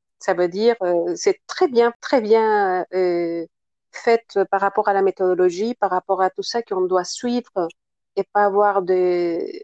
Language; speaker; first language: French; non-native, fluent; Spanish